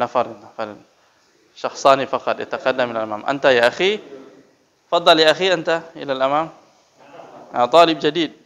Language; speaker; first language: Arabic; non-native, fluent; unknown